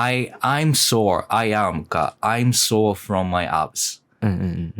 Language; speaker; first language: English; non-native, learner; Japanese